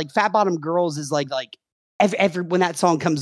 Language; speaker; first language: English; native; English